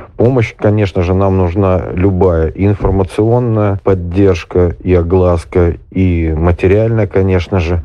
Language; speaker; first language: Russian; native; Russian